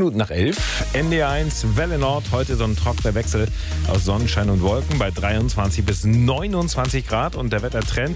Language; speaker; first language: German; native; German